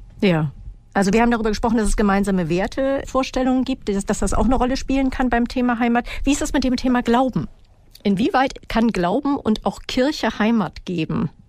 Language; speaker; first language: German; native; German